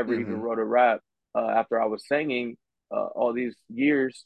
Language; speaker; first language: English; native; English